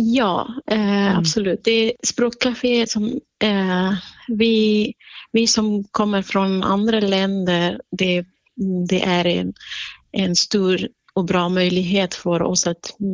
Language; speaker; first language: Swedish; non-native, fluent; Central Kurdish